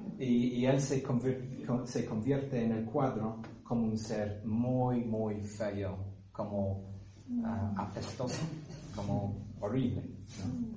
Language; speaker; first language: Spanish; non-native, fluent; English